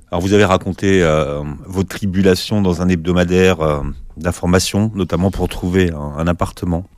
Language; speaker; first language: French; native; French